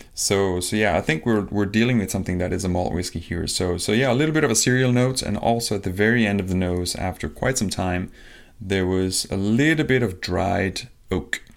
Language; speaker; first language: English; non-native, fluent; Danish